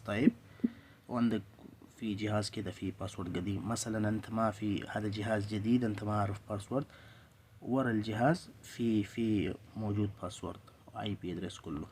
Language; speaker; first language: Arabic; non-native, learner; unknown